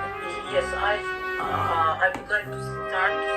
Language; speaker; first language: English; non-native, fluent; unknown